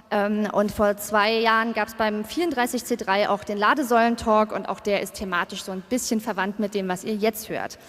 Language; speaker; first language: German; native; German